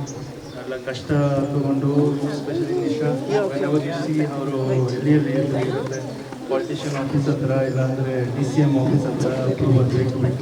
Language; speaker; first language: Kannada; non-native, learner; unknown